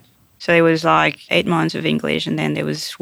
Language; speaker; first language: English; non-native, fluent; Spanish